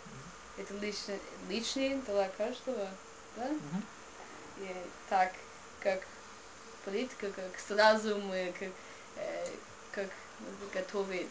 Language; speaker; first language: Russian; non-native, learner; English